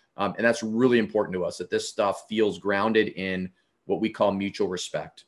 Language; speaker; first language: English; native; English